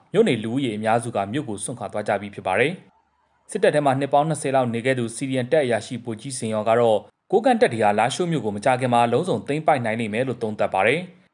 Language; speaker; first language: Burmese; native; Burmese